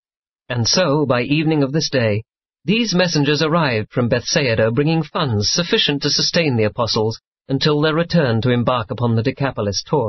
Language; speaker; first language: English; native; English